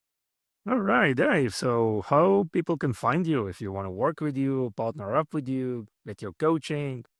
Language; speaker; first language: English; non-native, fluent; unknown